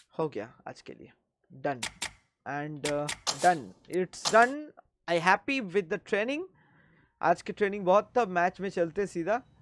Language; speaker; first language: Hindi; native; Hindi